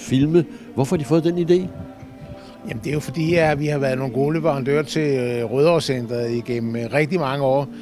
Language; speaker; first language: Danish; native; Danish